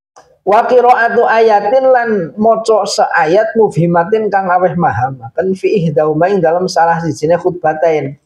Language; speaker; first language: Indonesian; non-native, local second language; Javanese